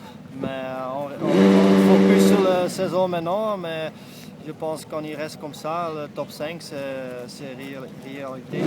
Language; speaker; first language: French; non-native, fluent; Dutch